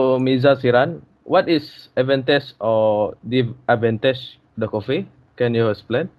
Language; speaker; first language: English; non-native, learner; Malay